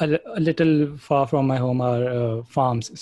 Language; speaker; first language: English; non-native, local second language; Gujarati